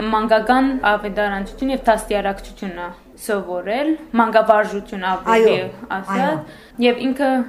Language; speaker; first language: Armenian; early bilingual, heritage; Armenian